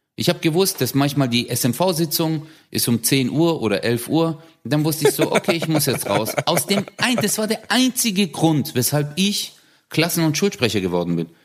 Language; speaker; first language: German; early bilingual, other home language; Turkish